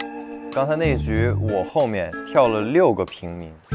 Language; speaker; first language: Chinese; native; Chinese